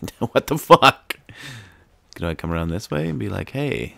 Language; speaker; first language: English; native; English